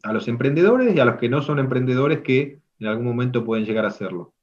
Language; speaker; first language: Spanish; native; Spanish